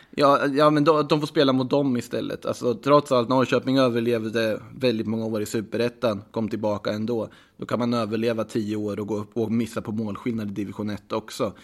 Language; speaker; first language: Swedish; native; Swedish